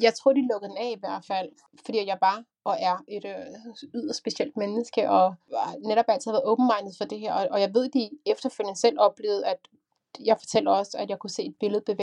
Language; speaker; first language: Danish; native; Danish